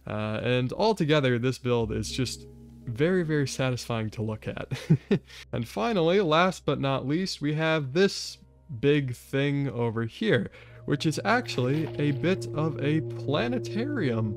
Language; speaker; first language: English; native; English